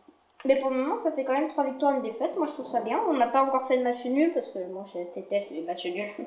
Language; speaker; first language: French; native; French